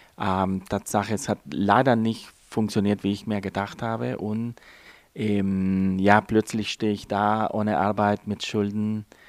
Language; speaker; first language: German; non-native, fluent; Spanish